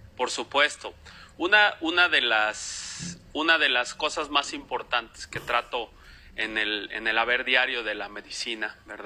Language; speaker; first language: Spanish; native; Spanish